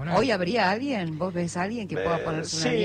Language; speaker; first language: Spanish; native; Spanish